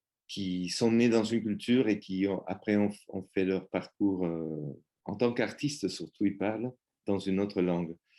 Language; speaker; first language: French; non-native, fluent; Spanish